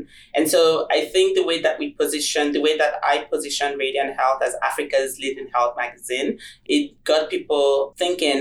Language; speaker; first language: English; non-native, local second language; Igbo